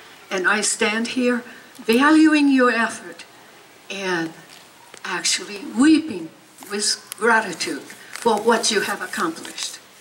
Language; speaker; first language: English; non-native, fluent; Japanese